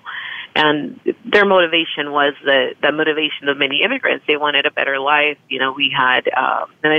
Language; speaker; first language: English; early bilingual, other home language; Spanish